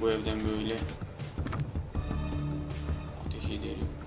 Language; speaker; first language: Turkish; native; Turkish